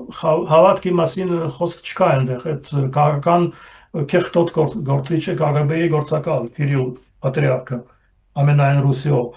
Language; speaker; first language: Armenian; non-native, fluent; German